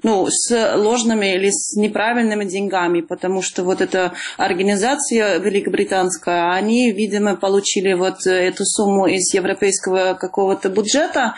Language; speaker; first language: Russian; non-native, fluent; Dutch